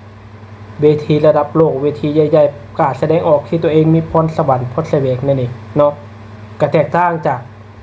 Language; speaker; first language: Thai; non-native, local second language; Lao